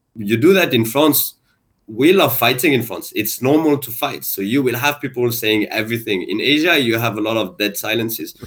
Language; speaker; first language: English; non-native, fluent; French